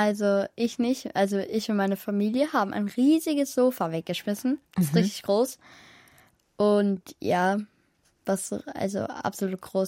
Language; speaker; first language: German; early bilingual, other home language; Kurdish